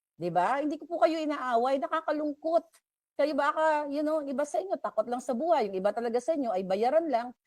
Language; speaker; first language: Filipino; native; Filipino